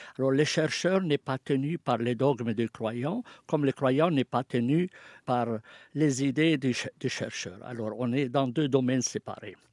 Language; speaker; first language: French; non-native, fluent; Arabic